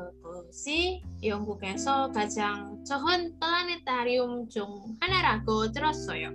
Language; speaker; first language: Korean; non-native, learner; Indonesian